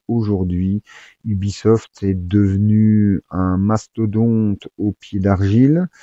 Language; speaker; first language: French; native; French